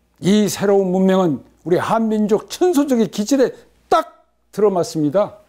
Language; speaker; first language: Korean; native; Korean